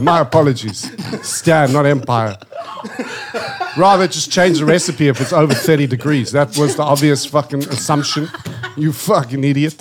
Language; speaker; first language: English; native; English